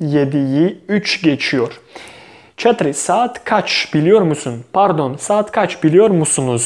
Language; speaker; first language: Turkish; non-native, fluent; Bosnian